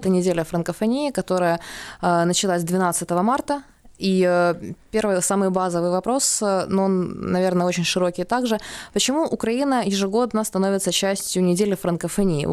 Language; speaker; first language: Russian; non-native, local second language; Ukrainian